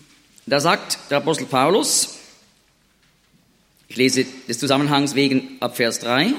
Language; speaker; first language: German; native; German